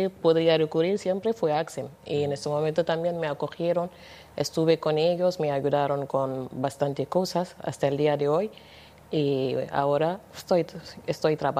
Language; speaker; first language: Spanish; non-native, fluent; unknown